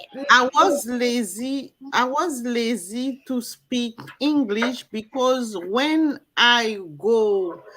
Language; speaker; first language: English; non-native, learner; French